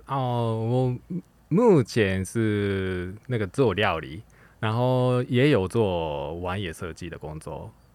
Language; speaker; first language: Chinese; non-native, fluent; Japanese